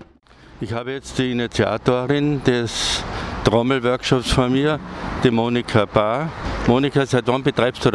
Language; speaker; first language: German; native; German